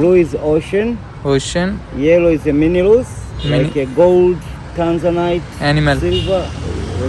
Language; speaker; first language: English; non-native, local second language; Swahili